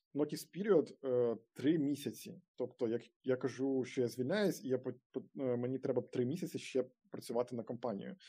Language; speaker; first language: Ukrainian; non-native, local second language; Russian